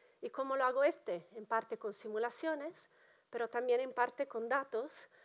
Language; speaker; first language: Spanish; non-native, fluent; Italian